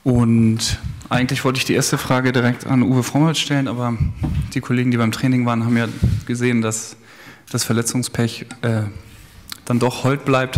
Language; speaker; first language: German; native; German